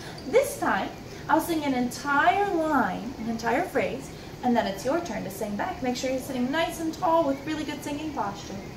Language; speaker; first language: English; native; English